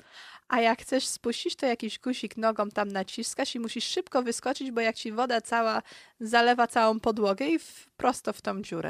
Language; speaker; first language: Polish; early bilingual, heritage; Polish